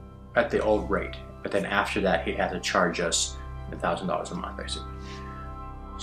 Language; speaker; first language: English; native; English